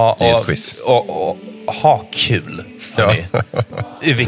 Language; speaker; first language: Swedish; native; Swedish